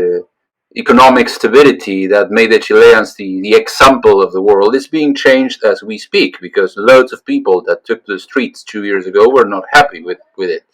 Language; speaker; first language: English; non-native, fluent; Spanish